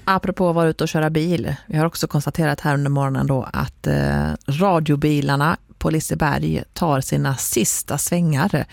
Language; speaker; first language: Swedish; native; Swedish